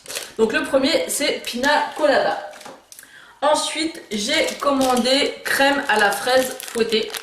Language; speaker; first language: French; native; French